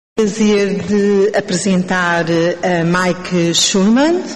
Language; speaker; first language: Portuguese; native; Portuguese